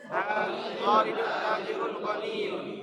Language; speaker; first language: Arabic; non-native, learner; Indonesian